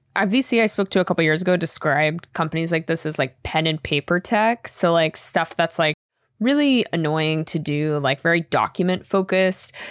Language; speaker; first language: English; native; English